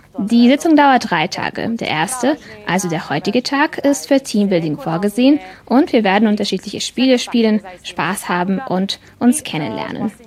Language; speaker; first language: German; non-native, fluent; Serbian